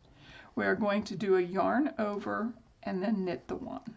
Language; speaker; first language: English; native; English